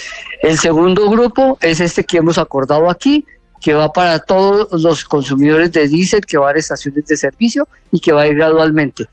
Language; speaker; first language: Spanish; native; Spanish